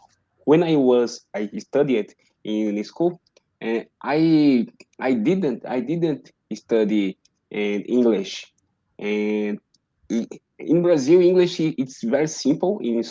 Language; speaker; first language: English; non-native, learner; Portuguese